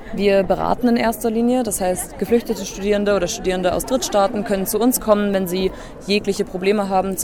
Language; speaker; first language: German; native; German